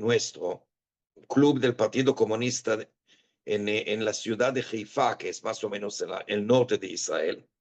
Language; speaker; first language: Spanish; non-native, fluent; Hebrew